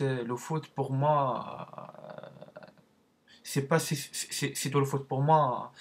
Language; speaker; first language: French; non-native, learner; Arabic